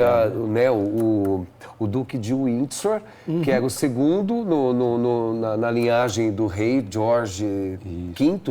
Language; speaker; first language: Portuguese; native; Portuguese